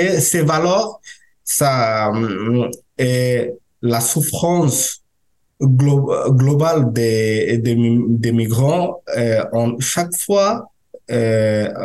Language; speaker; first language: French; non-native, learner; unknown